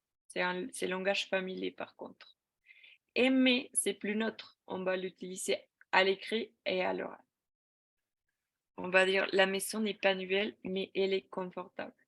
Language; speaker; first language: French; non-native, fluent; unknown